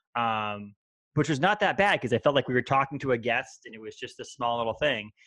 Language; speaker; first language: English; native; English